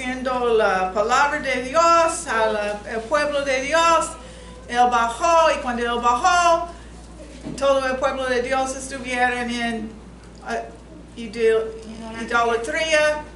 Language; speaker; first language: Spanish; non-native, fluent; English